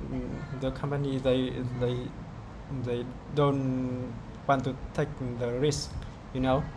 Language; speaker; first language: English; non-native, learner; Vietnamese